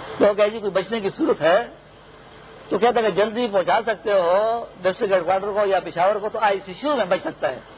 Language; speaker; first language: Urdu; non-native, local second language; Pashto